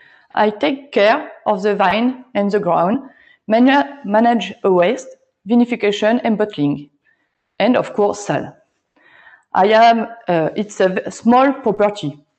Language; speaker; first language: English; non-native, learner; French